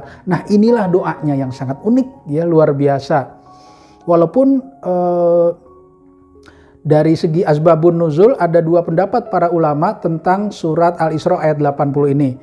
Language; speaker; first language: Indonesian; native; Indonesian